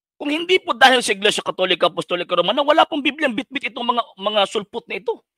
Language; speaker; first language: Filipino; non-native, local second language; Cebuano